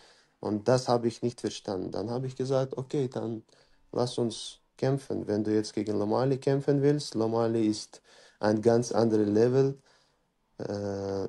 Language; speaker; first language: German; non-native, fluent; Chechen